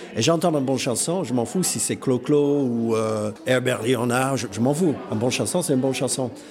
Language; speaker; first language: French; non-native, fluent; English